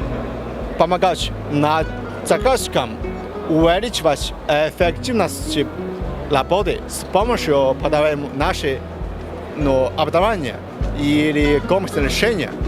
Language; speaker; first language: Russian; non-native, learner; Chinese